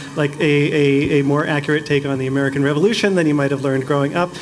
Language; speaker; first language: English; native; English